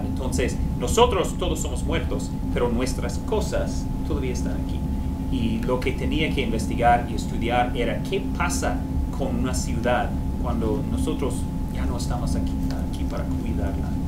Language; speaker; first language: Spanish; non-native, fluent; English